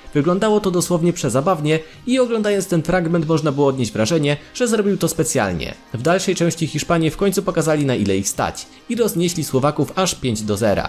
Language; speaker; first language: Polish; native; Polish